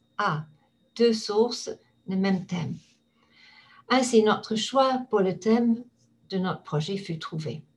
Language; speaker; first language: French; non-native, fluent; English